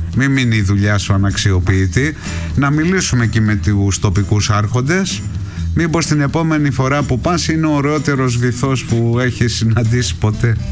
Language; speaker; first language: Greek; native; Greek